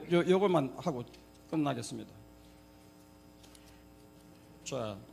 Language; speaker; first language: Korean; native; Korean